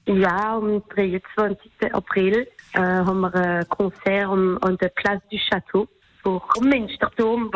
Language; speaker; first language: German; non-native, local second language; French